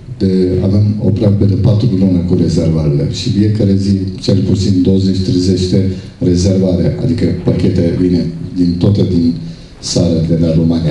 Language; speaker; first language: Romanian; non-native, learner; Turkish